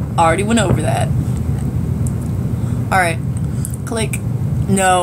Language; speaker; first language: English; native; English